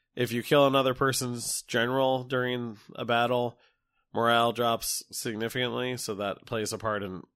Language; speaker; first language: English; native; English